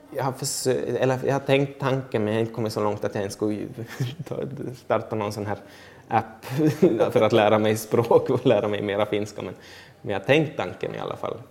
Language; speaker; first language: Swedish; native; Swedish